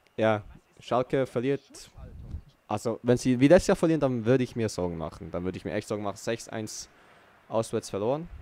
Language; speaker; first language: German; early bilingual, other home language; Portuguese